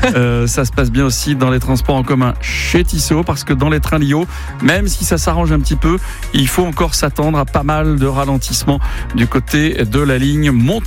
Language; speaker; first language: French; native; French